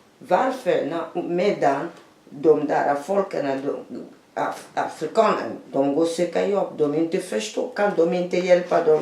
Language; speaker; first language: Swedish; non-native, learner; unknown